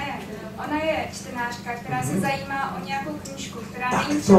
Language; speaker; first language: Czech; native; Czech